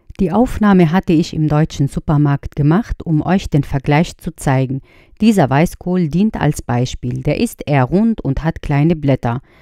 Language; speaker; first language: German; non-native, fluent; Arabic